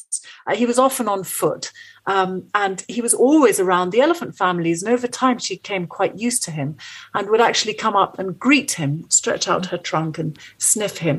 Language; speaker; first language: English; native; English